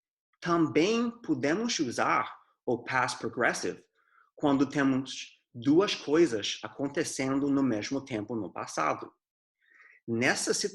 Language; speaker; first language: Portuguese; non-native, fluent; English